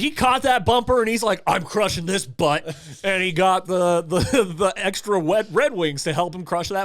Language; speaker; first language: English; native; English